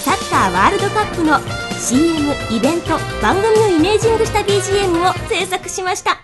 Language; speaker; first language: Japanese; native; Japanese